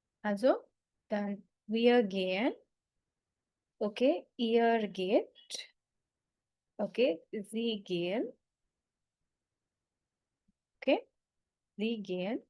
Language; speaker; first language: German; non-native, fluent; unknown